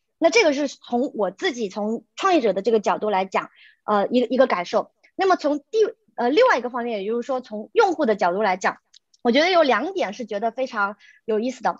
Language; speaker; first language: Chinese; native; Chinese